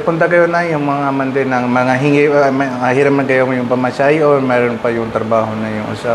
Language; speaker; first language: Filipino; non-native, learner; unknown